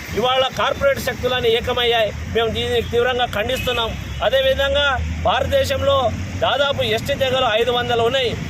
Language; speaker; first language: Telugu; non-native, local second language; Lambadi